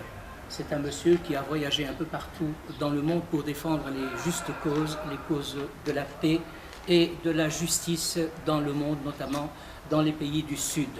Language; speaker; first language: French; non-native, local second language; Arabic